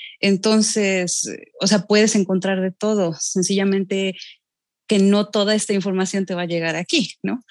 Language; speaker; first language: Spanish; native; Spanish